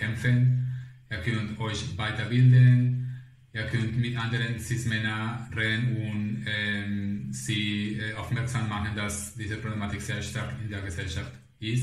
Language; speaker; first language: German; non-native, fluent; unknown